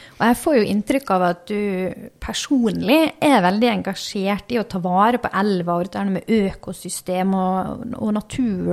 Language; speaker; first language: Norwegian; native; Norwegian